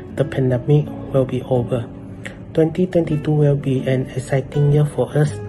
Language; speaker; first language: English; non-native, local second language; Chinese